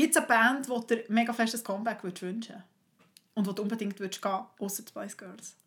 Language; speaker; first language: German; native; German